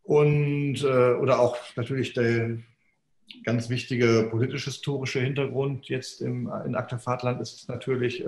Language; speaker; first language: German; native; German